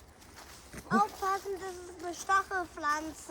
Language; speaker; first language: German; native; German